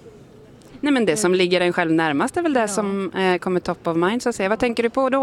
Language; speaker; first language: Swedish; native; Swedish